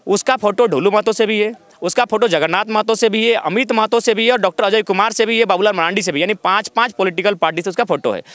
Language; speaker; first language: Hindi; non-native, local second language; Magahi